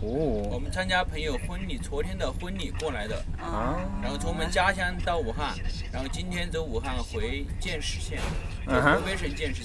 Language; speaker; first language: Chinese; native; Chinese